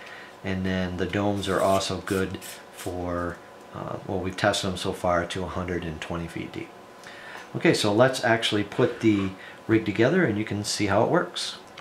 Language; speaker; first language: English; native; English